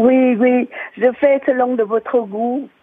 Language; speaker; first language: French; non-native, fluent; Vietnamese